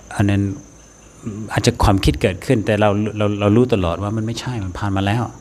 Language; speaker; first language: Thai; non-native, fluent; English